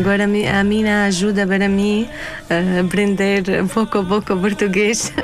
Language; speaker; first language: Portuguese; non-native, learner; Arabic